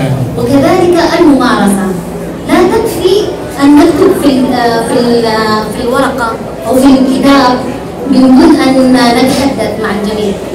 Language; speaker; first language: Arabic; early bilingual, other home language; Indonesian